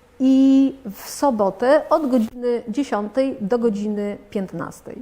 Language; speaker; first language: Polish; native; Polish